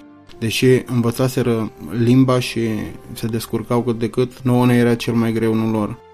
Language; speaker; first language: Romanian; native; Romanian